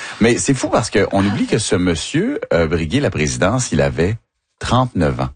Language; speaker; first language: French; native; French